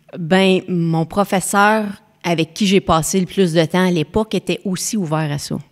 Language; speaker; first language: French; native; French